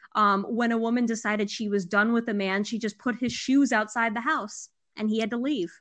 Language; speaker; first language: English; early bilingual, other home language; Hindi